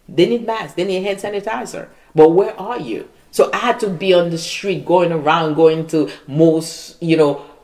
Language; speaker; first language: English; non-native, fluent; Haitian Creole